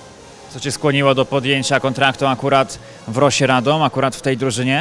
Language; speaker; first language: Polish; native; Polish